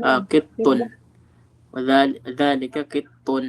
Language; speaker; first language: Arabic; non-native, fluent; Filipino